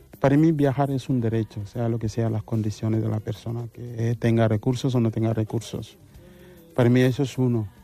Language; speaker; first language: Spanish; non-native, fluent; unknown